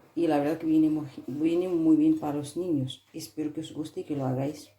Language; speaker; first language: Spanish; non-native, fluent; Arabic